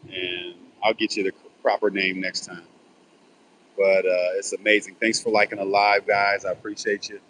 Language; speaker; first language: English; native; English